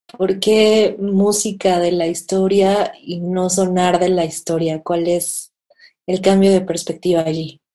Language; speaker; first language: Spanish; native; Spanish